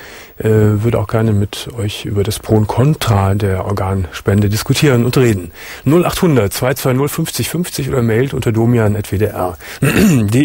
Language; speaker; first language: German; native; German